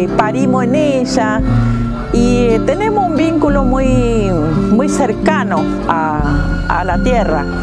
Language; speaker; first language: Spanish; non-native, local second language; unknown